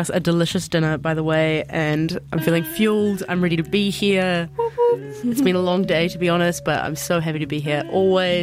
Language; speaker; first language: English; native; English